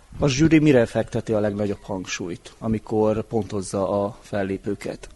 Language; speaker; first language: Hungarian; native; Hungarian